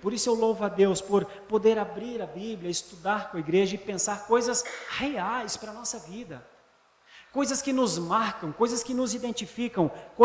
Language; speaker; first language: Portuguese; native; Portuguese